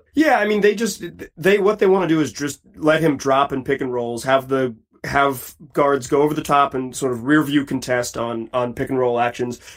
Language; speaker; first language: English; native; English